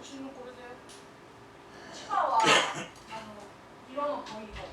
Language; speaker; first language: Japanese; early bilingual, heritage; Japanese